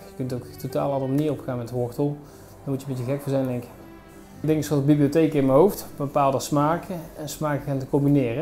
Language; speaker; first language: Dutch; native; Dutch